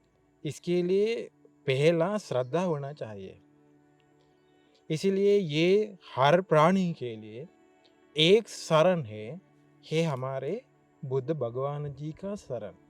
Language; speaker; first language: Hindi; non-native, learner; Sinhala